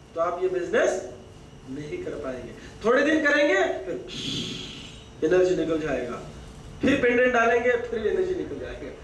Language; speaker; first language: Hindi; non-native, local second language; Marathi